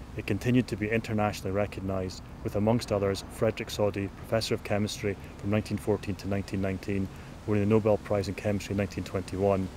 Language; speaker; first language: English; native; English